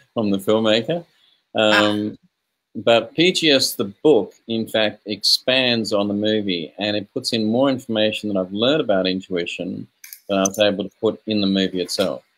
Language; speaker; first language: English; native; English